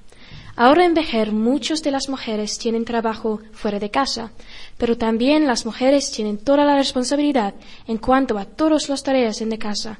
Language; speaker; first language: Spanish; non-native, learner; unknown